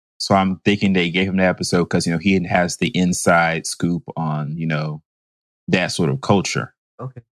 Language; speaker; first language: English; native; English